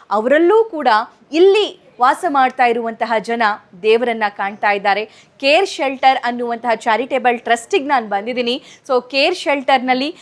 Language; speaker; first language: Kannada; native; Kannada